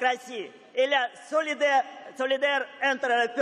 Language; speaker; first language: French; non-native, fluent; Russian